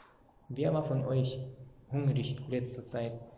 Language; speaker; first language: German; non-native, fluent; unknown